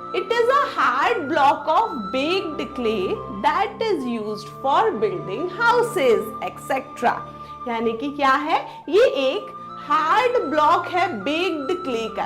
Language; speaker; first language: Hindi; non-native, local second language; Gujarati